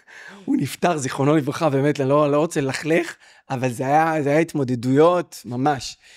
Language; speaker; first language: Hebrew; native; Hebrew